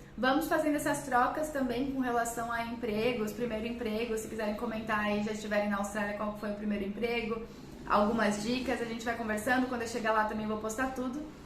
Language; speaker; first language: Portuguese; native; Portuguese